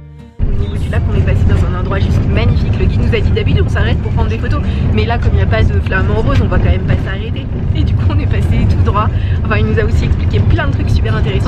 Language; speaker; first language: French; native; French